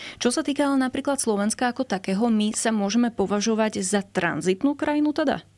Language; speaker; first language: Slovak; native; Slovak